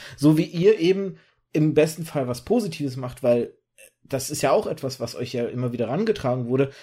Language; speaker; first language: German; early bilingual, other home language; Russian